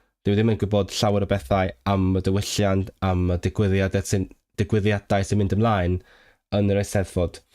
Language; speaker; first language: Welsh; non-native, fluent; Cantonese